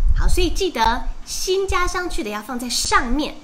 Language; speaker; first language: Chinese; native; Chinese